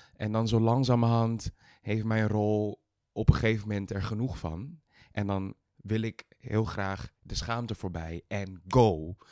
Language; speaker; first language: Dutch; early bilingual, other home language; Thai